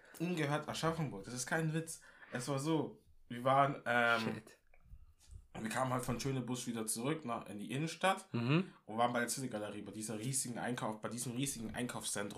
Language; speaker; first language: German; non-native, local second language; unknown